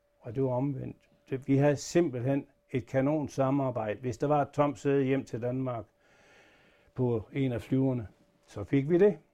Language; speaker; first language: Danish; native; Danish